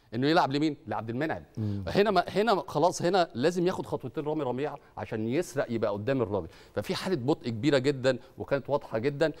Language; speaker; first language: Arabic; native; Arabic